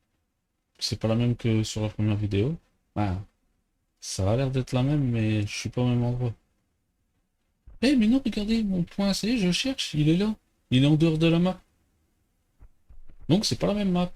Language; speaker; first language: French; native; French